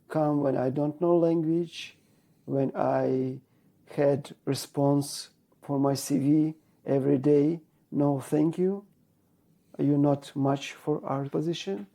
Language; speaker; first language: English; non-native, learner; Ukrainian